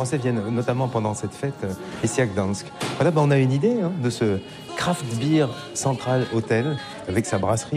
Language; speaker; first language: French; native; French